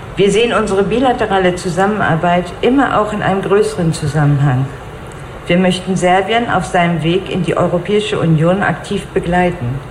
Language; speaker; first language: German; native; German